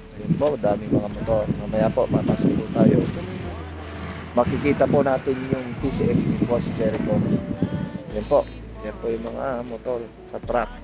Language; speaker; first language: Filipino; non-native, local second language; Iloko